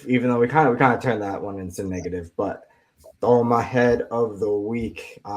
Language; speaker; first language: English; native; English